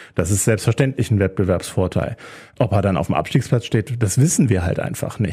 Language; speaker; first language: German; native; German